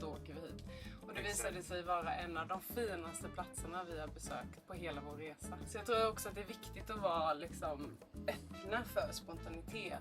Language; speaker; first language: Swedish; native; Swedish